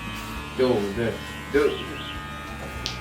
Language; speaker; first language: Chinese; non-native, learner; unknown